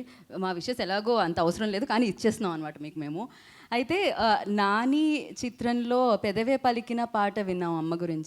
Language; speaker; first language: Telugu; native; Telugu